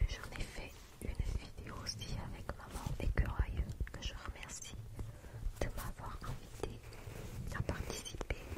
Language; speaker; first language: French; non-native, fluent; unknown